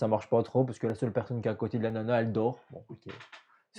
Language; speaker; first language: French; native; French